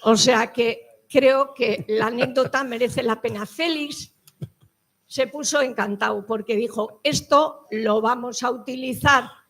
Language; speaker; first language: Spanish; native; Spanish